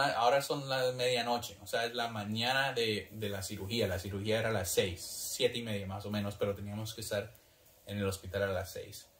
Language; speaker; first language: Spanish; early bilingual, heritage; Spanish